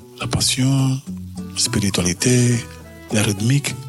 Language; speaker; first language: French; non-native, learner; Spanish